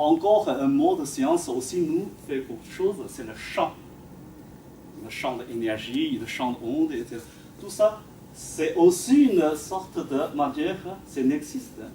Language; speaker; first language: French; non-native, fluent; Chinese